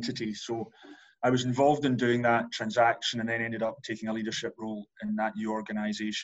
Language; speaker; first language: English; native; English